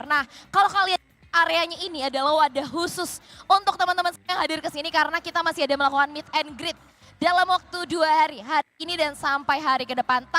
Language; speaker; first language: Indonesian; native; Indonesian